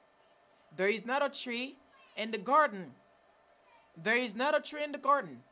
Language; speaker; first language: English; non-native, fluent; Haitian Creole